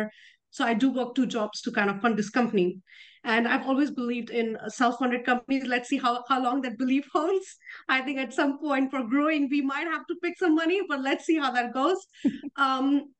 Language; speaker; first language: English; non-native, local second language; Hindi